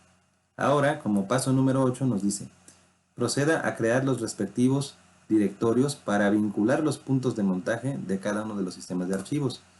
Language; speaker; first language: Spanish; native; Spanish